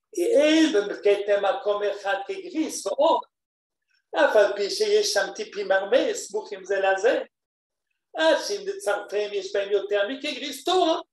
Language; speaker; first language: Hebrew; non-native, fluent; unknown